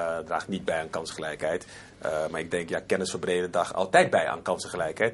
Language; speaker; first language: Dutch; native; Dutch